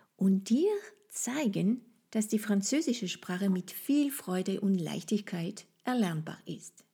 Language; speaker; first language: German; non-native, fluent; French